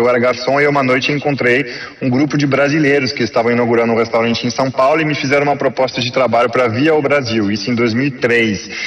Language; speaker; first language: Portuguese; non-native, fluent; French